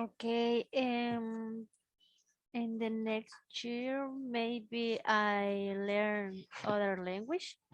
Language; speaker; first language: English; non-native, learner; Spanish